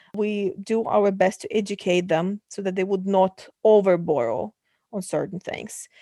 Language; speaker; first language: English; non-native, fluent; Russian